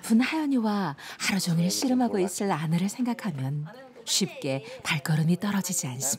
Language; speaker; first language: Korean; native; Korean